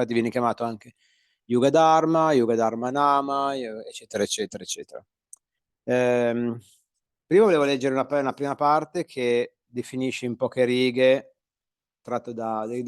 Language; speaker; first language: Italian; native; Italian